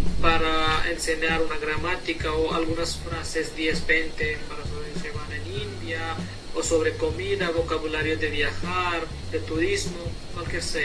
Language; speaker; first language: Spanish; non-native, fluent; Hindi